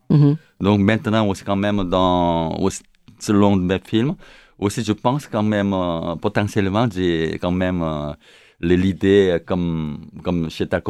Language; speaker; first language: French; non-native, learner; Korean